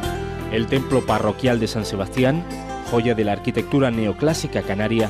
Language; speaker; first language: Spanish; native; Spanish